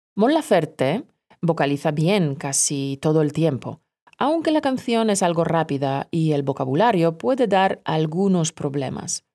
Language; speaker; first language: Spanish; non-native, fluent; Polish